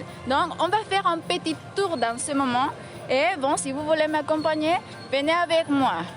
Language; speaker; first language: French; non-native, fluent; Spanish